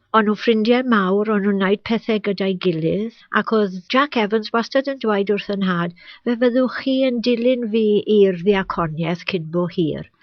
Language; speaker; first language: Welsh; native; Welsh